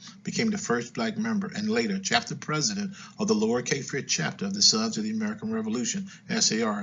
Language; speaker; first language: English; native; English